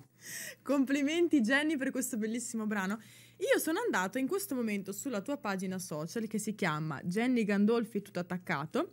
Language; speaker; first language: Italian; native; Italian